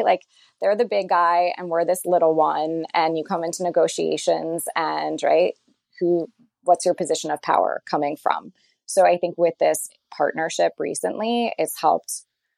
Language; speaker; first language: English; native; English